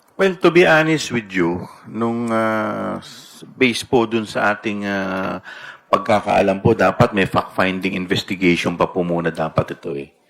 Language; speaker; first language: Filipino; native; Filipino